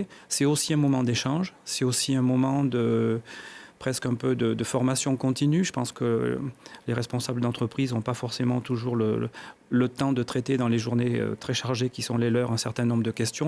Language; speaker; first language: French; native; French